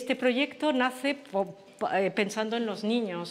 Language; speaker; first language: Spanish; non-native, fluent; French